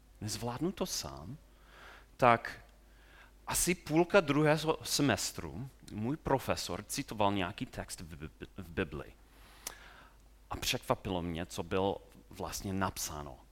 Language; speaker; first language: Czech; non-native, fluent; English